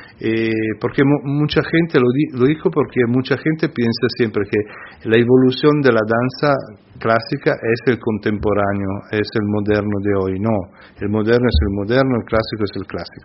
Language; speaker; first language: Spanish; non-native, fluent; Italian